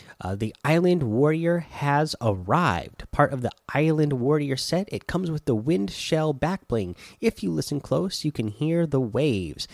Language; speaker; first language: English; native; English